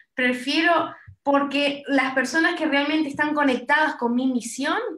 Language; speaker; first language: Spanish; early bilingual, heritage; Spanish